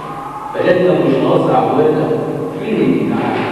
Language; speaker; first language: Arabic; native; Arabic